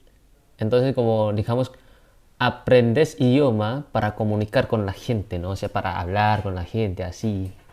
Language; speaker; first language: Spanish; non-native, fluent; Indonesian